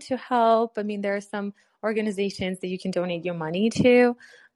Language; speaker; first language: English; non-native, fluent; Ukrainian